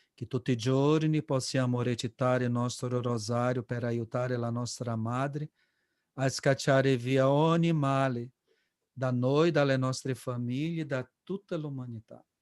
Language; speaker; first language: Italian; non-native, fluent; Portuguese